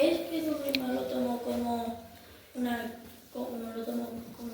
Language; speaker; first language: Spanish; native; Spanish